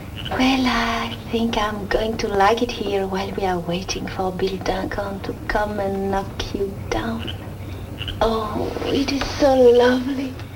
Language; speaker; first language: English; non-native, fluent; French